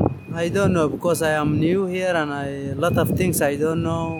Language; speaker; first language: English; non-native, learner; Arabic